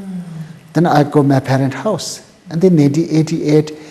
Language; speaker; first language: English; non-native, local second language; Tibetan